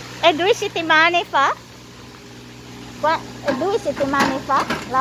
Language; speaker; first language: Italian; non-native, learner; Filipino